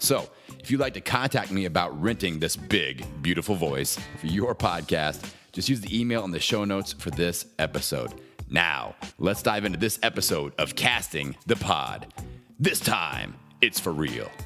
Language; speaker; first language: English; native; English